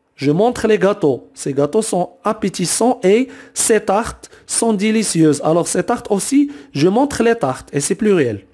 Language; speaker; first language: French; non-native, local second language; Arabic